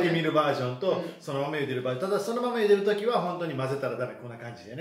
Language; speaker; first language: Japanese; native; Japanese